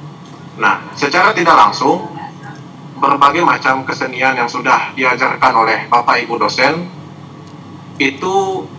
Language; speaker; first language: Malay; non-native, local second language; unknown